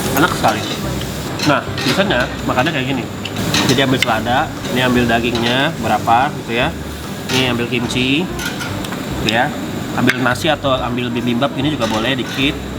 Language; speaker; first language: Indonesian; native; Indonesian